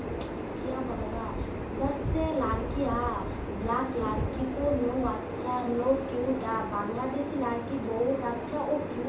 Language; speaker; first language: Hindi; non-native, learner; Bangla